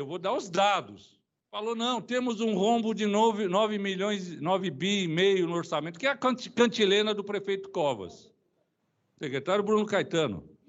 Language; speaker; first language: Portuguese; native; Portuguese